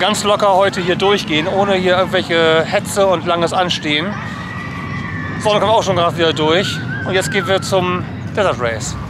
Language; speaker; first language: German; native; German